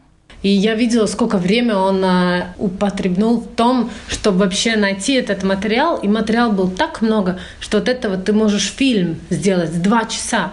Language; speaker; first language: Russian; non-native, fluent; Latvian